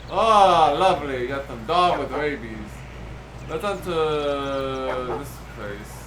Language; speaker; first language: English; native; English